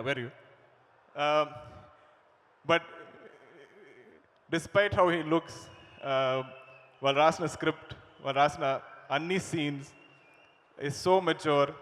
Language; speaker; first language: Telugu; non-native, learner; Malayalam